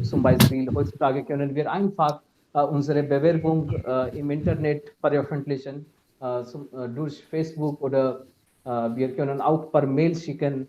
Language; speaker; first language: German; non-native, fluent; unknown